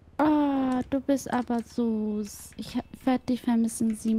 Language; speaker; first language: German; native; German